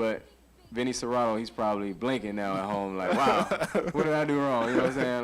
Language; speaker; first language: English; native; English